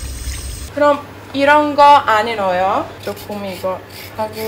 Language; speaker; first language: Korean; non-native, learner; Italian